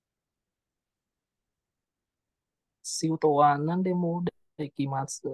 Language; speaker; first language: Japanese; non-native, learner; Vietnamese